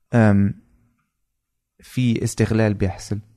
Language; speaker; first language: Arabic; non-native, fluent; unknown